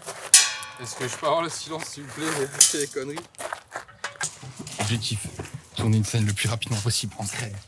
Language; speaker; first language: French; native; French